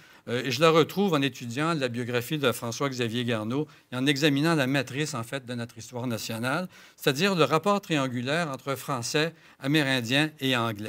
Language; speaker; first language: French; native; French